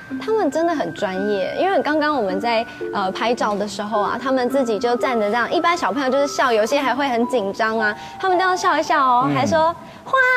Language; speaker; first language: Chinese; native; Chinese